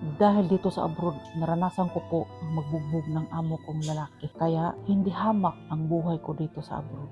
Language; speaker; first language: Filipino; non-native, local second language; Cebuano